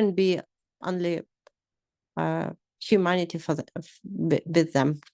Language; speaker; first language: English; non-native, learner; Ukrainian